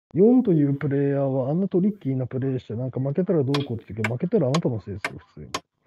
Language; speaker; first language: Japanese; native; Japanese